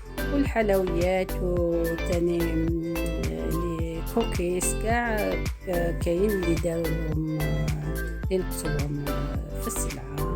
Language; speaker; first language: Arabic; non-native, local second language; Kabyle